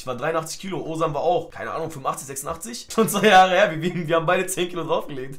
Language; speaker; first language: German; early bilingual, other home language; Turkish